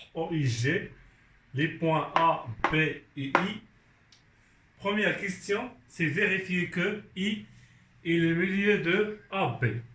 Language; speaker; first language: French; non-native, local second language; Arabic